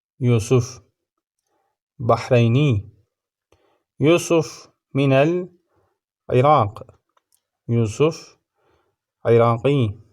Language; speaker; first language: Arabic; non-native, learner; Turkish